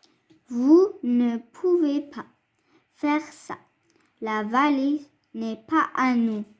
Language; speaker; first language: French; non-native, fluent; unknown